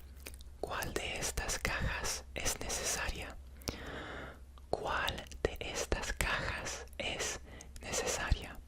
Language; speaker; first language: Spanish; non-native, learner; English